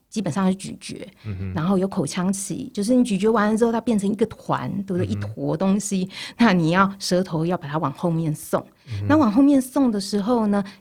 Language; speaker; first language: Chinese; early bilingual, other home language; Portuguese